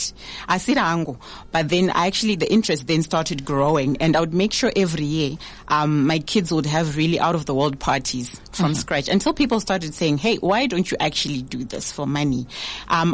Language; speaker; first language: English; non-native, local second language; Shona